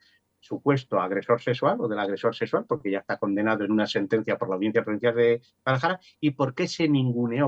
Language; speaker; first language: Spanish; native; Spanish